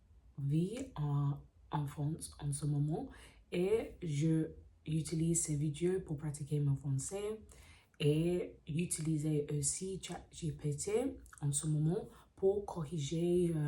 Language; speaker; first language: French; non-native, learner; English